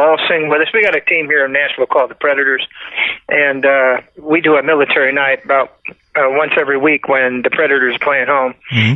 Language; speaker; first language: English; native; English